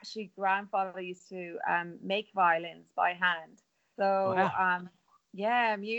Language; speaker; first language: English; non-native, local second language; Irish